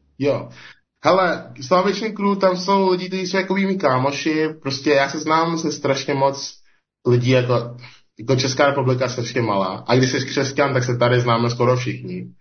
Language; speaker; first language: Czech; early bilingual, heritage; Czech